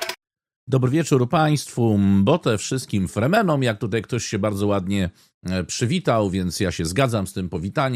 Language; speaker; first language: Polish; native; Polish